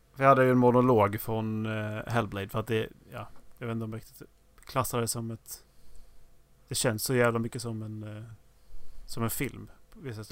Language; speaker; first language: Swedish; native; Swedish